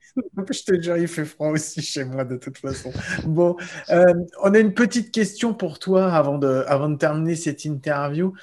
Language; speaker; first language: French; native; French